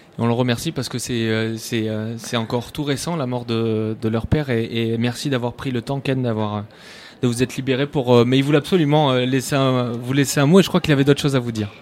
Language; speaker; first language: French; native; French